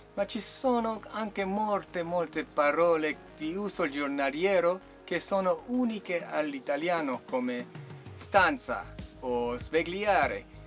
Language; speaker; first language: Italian; non-native, learner; Chinese